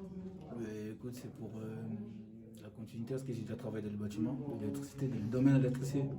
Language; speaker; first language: French; non-native, learner; Arabic